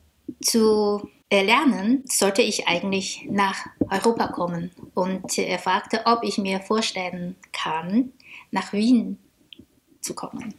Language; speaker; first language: German; non-native, fluent; Chinese